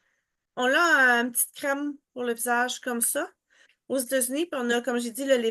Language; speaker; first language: French; native; French